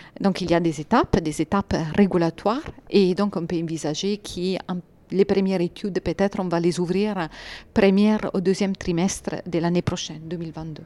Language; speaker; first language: French; non-native, fluent; Italian